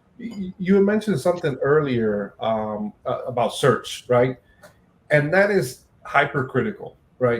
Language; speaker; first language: English; native; English